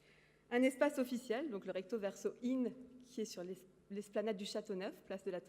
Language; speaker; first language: French; native; French